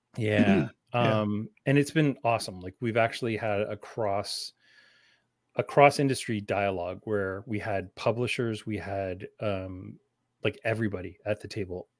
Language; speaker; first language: English; native; English